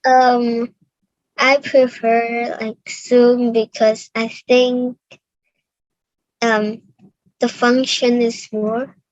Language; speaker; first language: English; non-native, learner; Cantonese